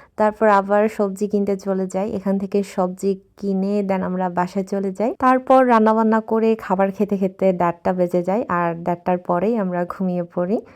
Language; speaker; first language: Bangla; native; Bangla